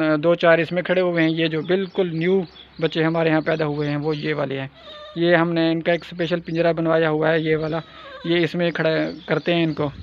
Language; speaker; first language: Urdu; non-native, local second language; Saraiki